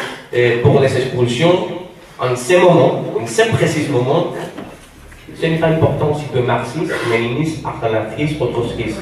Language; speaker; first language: French; non-native, fluent; Spanish